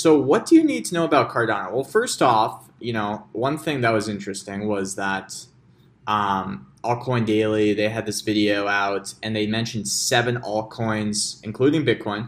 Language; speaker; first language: English; native; English